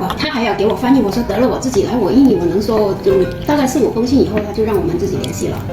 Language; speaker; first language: Chinese; non-native, local second language; Hakka Chinese